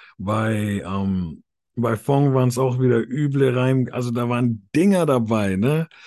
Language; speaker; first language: German; native; German